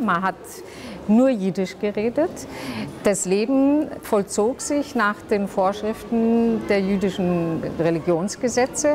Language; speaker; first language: German; non-native, local second language; Yiddish